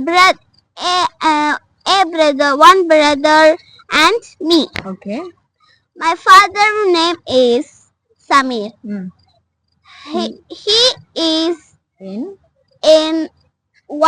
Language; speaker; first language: English; non-native, learner; Malayalam